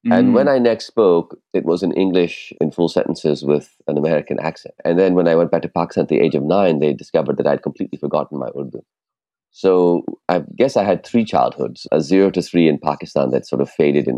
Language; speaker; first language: English; non-native, local second language; Urdu